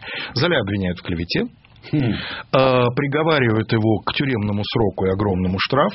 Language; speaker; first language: Russian; native; Russian